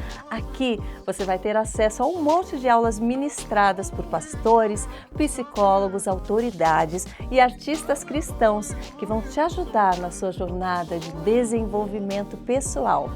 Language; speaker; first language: Portuguese; native; Portuguese